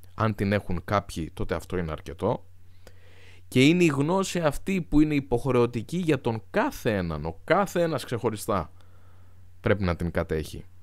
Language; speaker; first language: Greek; non-native, fluent; Arabic